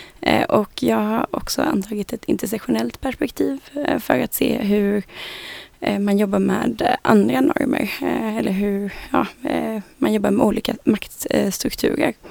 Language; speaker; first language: Swedish; native; Swedish